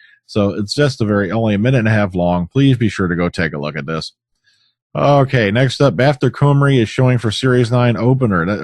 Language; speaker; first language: English; native; English